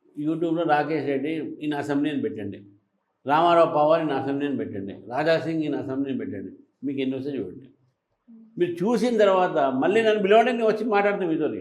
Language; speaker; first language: Telugu; native; Telugu